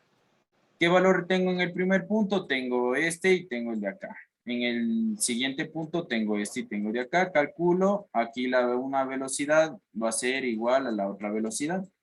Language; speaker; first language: Spanish; native; Spanish